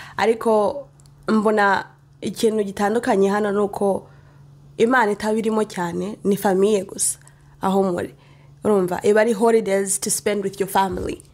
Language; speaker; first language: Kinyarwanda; early bilingual, heritage; Kinyarwanda